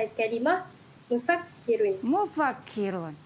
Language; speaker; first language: Arabic; non-native, learner; Malay